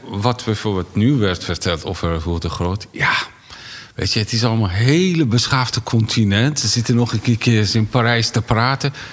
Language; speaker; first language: Dutch; non-native, fluent; Persian